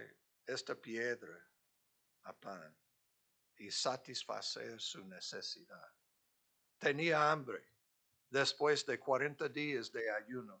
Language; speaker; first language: Spanish; non-native, fluent; English